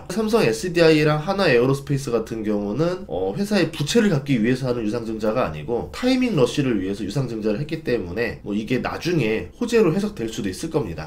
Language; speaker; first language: Korean; native; Korean